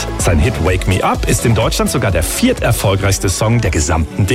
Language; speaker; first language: German; native; German